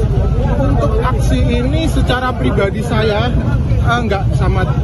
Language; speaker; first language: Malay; non-native, local second language; Javanese